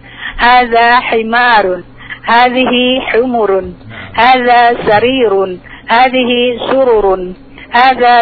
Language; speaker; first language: Arabic; non-native, learner; Indonesian